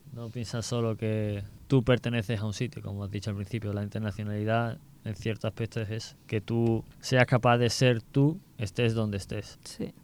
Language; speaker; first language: Spanish; native; Spanish